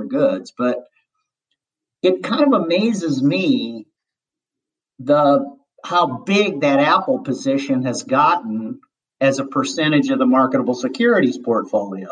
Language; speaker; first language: English; native; English